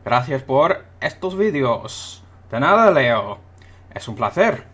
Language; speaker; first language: Spanish; non-native, fluent; English